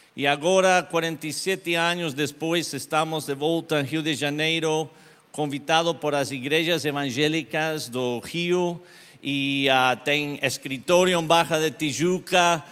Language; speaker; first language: Portuguese; non-native, learner; Spanish